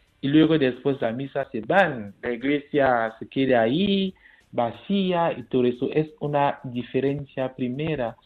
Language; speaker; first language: Spanish; non-native, fluent; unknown